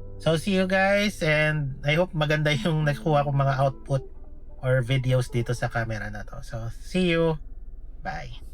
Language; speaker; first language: Filipino; non-native, local second language; Hiligaynon